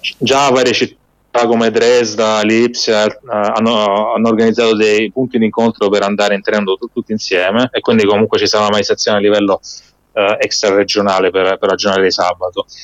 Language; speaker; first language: Italian; non-native, fluent; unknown